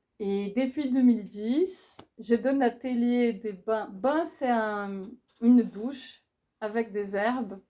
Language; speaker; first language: French; non-native, fluent; Portuguese